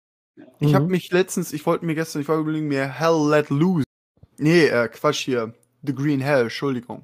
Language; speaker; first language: German; native; German